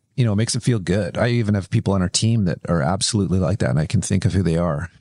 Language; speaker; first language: English; native; English